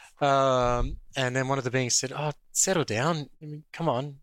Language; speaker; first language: English; native; English